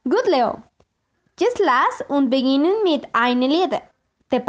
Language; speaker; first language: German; non-native, learner; Spanish